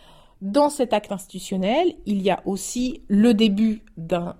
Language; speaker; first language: French; native; French